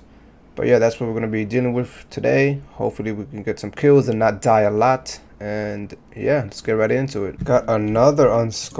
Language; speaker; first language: English; native; English